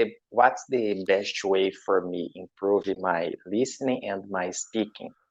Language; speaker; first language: English; non-native, learner; Portuguese